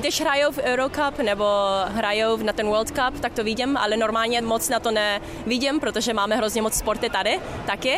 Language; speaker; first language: Czech; early bilingual, heritage; Czech